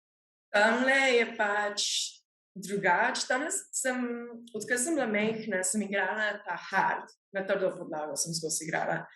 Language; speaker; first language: Slovenian; early bilingual, heritage; Slovenian